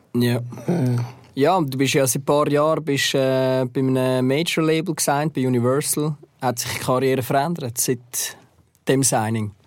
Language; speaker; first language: German; native; German